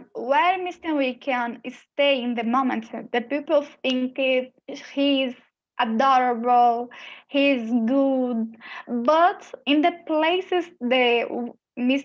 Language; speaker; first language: English; non-native, learner; Portuguese